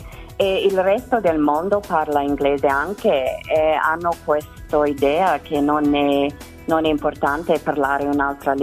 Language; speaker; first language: Italian; non-native, learner; English